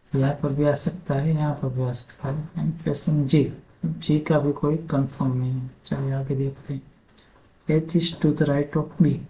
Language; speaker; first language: Hindi; non-native, local second language; Gujarati